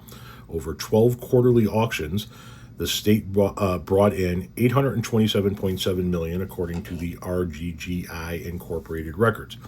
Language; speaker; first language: English; native; English